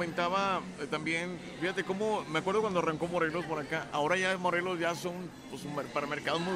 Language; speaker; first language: Spanish; native; Spanish